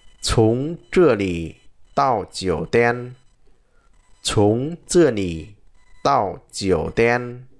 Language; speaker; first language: Chinese; non-native, fluent; Vietnamese